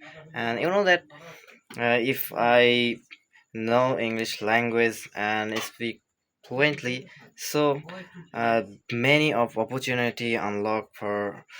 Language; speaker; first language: English; non-native, learner; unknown